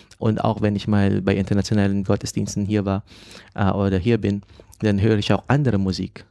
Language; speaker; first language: German; non-native, fluent; Filipino